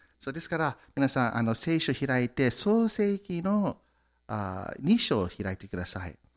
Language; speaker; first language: Japanese; non-native, fluent; English